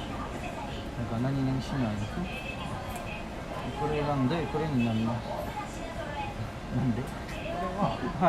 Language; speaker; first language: Japanese; non-native, learner; French